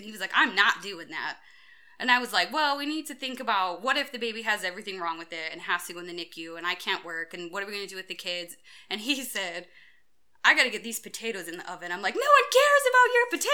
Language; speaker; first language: English; native; English